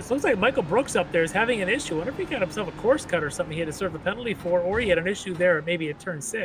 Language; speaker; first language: English; native; English